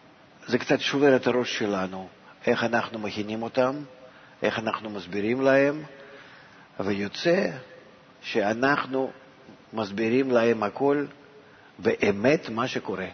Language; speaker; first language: Hebrew; non-native, fluent; Russian